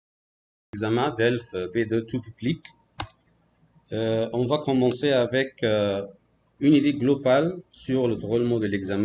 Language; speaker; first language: French; non-native, fluent; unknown